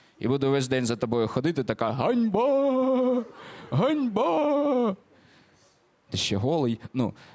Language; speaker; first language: Ukrainian; non-native, local second language; Russian